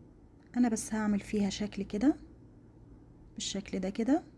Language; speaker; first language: Arabic; native; Arabic